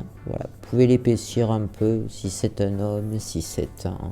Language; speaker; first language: French; native; French